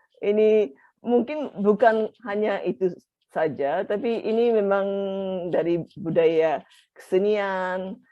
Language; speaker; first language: Indonesian; non-native, fluent; Japanese